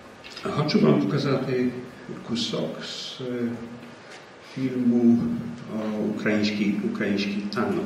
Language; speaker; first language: Ukrainian; early bilingual, heritage; Ukrainian